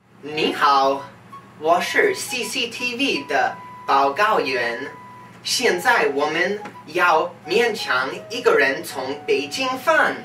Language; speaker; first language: Chinese; non-native, learner; English